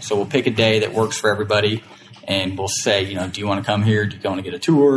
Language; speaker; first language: English; native; English